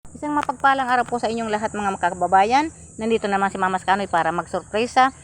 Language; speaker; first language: Filipino; non-native, local second language; Bikol